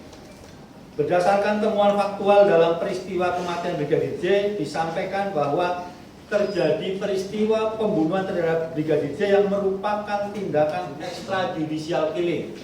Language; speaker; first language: Indonesian; native; Indonesian